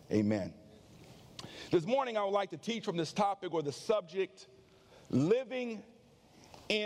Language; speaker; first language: English; native; English